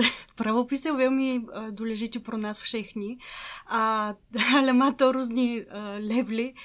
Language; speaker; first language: Czech; non-native, fluent; Bulgarian